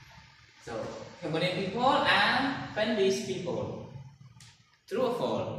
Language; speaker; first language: English; non-native, learner; Khmer